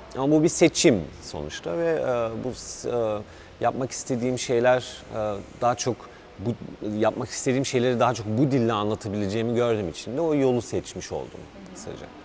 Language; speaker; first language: Turkish; early bilingual, heritage; Turkish